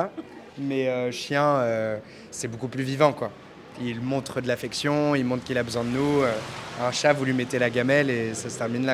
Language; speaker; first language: French; native; French